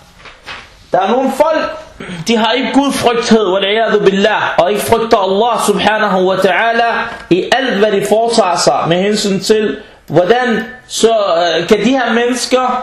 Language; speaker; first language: Danish; non-native, fluent; Arabic